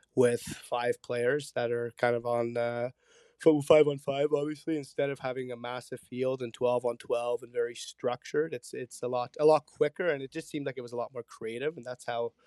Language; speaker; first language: English; early bilingual, other home language; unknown